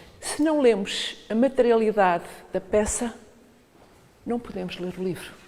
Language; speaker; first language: Portuguese; native; Portuguese